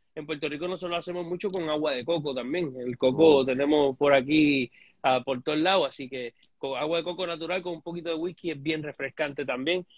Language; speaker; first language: Spanish; native; Spanish